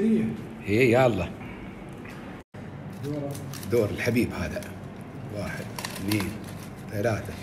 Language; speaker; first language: Arabic; native; Arabic